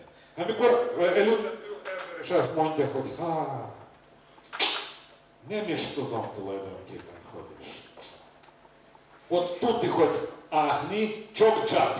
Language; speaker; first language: Hungarian; non-native, learner; Russian